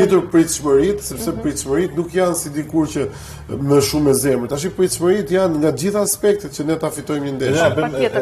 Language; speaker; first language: Albanian; native; Albanian